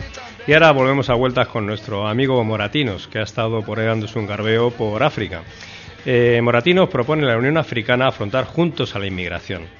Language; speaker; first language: Spanish; native; Spanish